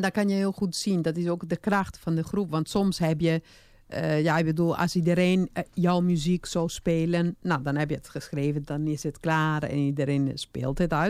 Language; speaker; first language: Dutch; non-native, fluent; Italian